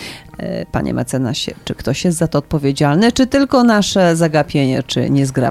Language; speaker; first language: Polish; native; Polish